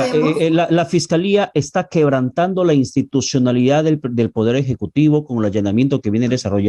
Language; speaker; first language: Spanish; native; Spanish